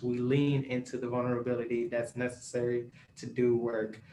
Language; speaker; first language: English; native; English